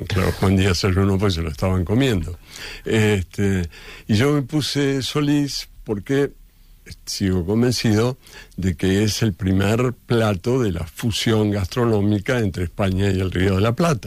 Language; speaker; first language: Spanish; native; Spanish